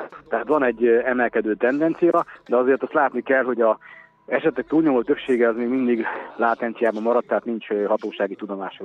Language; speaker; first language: Hungarian; native; Hungarian